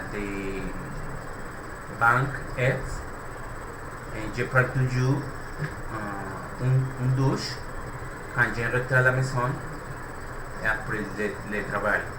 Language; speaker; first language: French; non-native, learner; Spanish